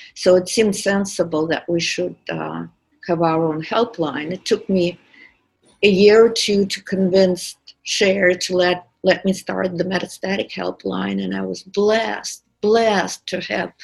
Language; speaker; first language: English; non-native, fluent; Russian